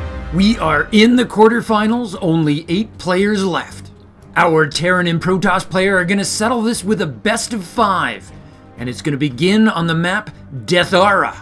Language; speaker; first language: English; native; English